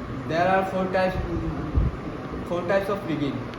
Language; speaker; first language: English; non-native, local second language; Sylheti